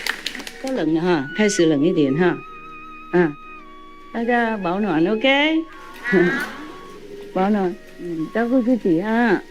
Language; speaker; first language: Chinese; non-native, fluent; Vietnamese